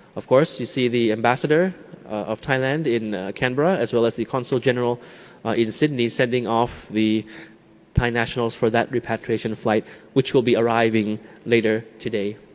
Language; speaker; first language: English; non-native, fluent; Thai